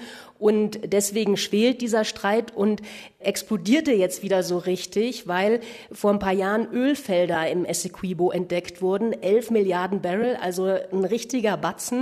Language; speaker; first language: German; native; German